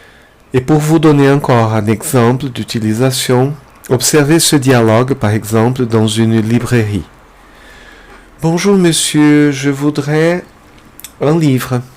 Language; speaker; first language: French; non-native, fluent; Portuguese